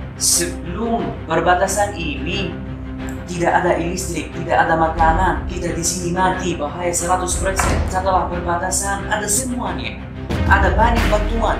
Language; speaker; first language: Indonesian; non-native, fluent; Arabic